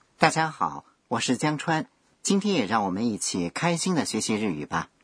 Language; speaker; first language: Chinese; non-native, fluent; Japanese